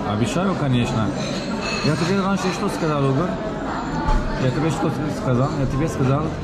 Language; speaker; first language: Russian; non-native, learner; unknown